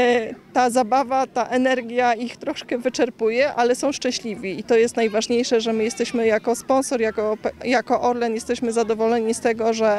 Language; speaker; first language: Polish; native; Polish